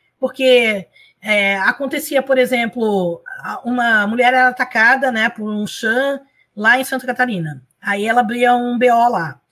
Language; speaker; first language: Portuguese; early bilingual, other home language; Spanish